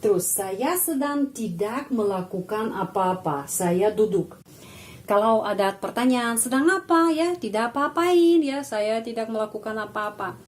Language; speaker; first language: Indonesian; non-native, fluent; Russian